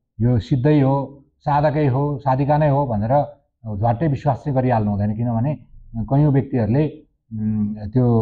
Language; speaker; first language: Nepali; native; Nepali